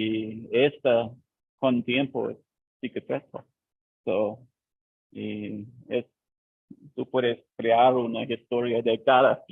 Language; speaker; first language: Spanish; non-native, learner; English